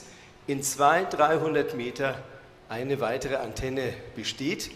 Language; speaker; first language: German; native; German